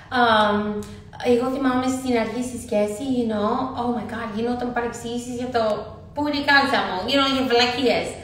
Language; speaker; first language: Greek; early bilingual, heritage; Greek